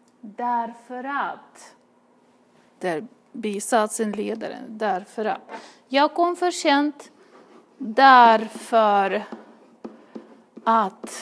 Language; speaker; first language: Swedish; non-native, fluent; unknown